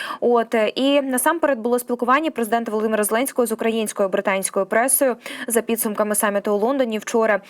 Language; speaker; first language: Ukrainian; native; Ukrainian